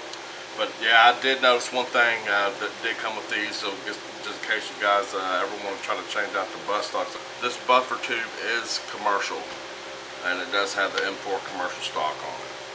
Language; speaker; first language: English; native; English